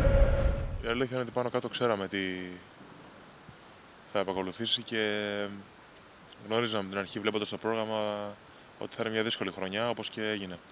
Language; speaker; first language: Greek; native; Greek